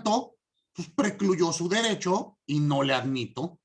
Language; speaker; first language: Spanish; native; Spanish